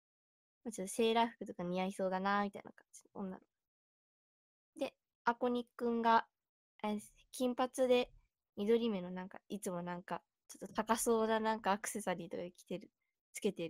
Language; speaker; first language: Japanese; native; Japanese